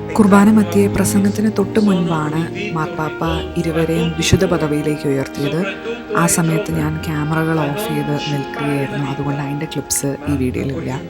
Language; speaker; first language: Malayalam; early bilingual, heritage; Malayalam